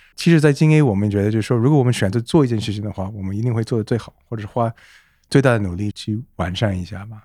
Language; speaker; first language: Chinese; non-native, fluent; English